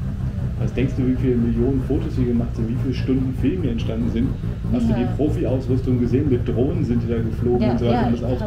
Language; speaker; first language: German; native; German